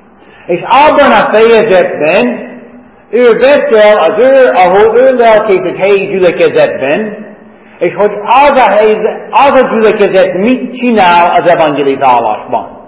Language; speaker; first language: Hungarian; non-native, fluent; English